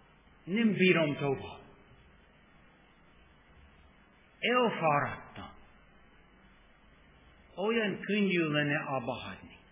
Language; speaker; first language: Hungarian; non-native, fluent; English